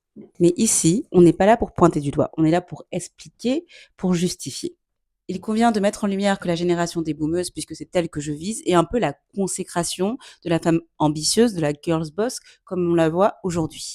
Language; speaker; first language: French; native; French